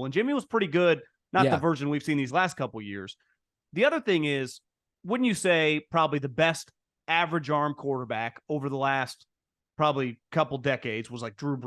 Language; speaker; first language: English; native; English